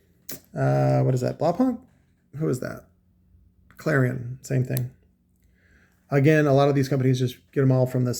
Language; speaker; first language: English; native; English